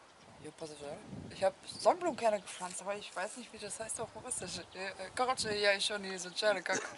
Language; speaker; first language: Russian; non-native, learner; German